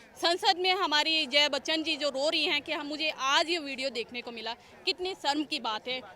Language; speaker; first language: Hindi; native; Hindi